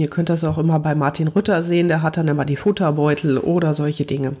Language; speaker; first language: German; native; German